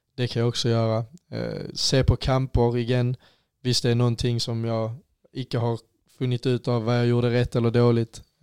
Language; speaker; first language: Swedish; native; Swedish